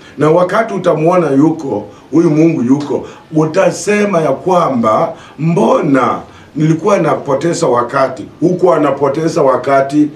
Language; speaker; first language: Swahili; non-native, local second language; Luyia